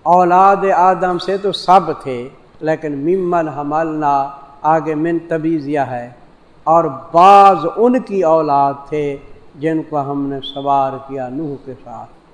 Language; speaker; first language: Urdu; non-native, local second language; Saraiki